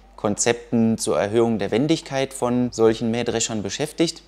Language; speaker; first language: German; native; German